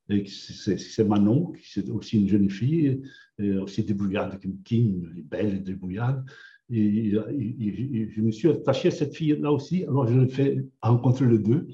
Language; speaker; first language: French; non-native, fluent; Portuguese